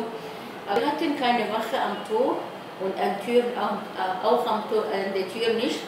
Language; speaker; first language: German; non-native, fluent; Arabic